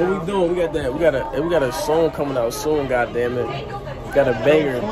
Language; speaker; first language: English; native; English